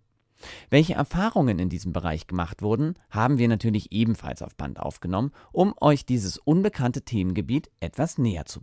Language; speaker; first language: German; native; German